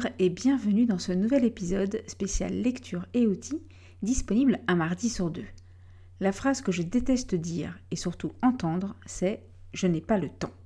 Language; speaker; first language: French; native; French